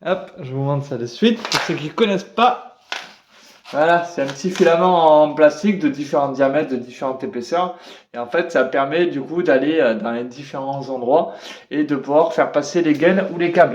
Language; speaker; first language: French; native; French